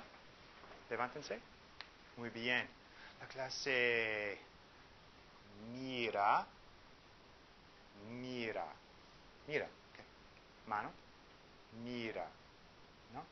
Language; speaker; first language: Spanish; non-native, fluent; English